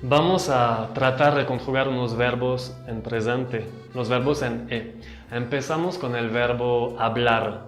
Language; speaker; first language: Spanish; non-native, fluent; French